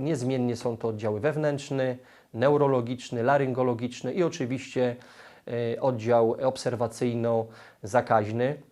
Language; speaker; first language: Polish; native; Polish